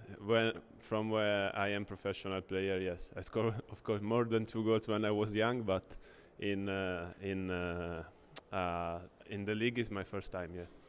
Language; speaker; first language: English; non-native, learner; Italian